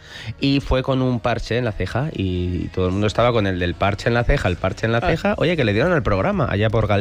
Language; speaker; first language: Spanish; native; Spanish